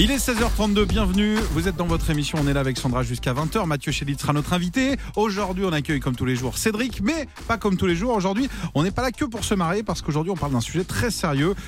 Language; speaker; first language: French; native; French